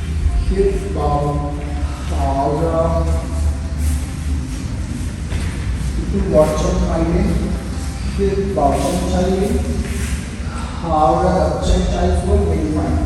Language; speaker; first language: Vietnamese; non-native, learner; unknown